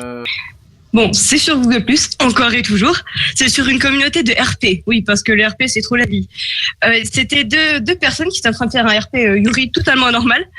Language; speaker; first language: French; native; French